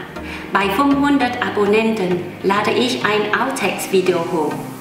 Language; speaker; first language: German; non-native, learner; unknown